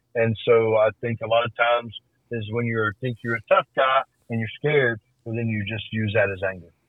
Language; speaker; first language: English; native; English